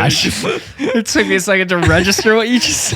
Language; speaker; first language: English; native; English